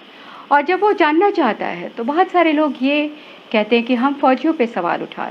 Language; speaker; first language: Hindi; native; Hindi